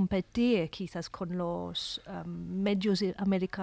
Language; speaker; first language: Spanish; non-native, fluent; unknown